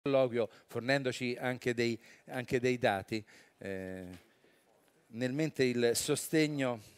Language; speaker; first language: Italian; native; Italian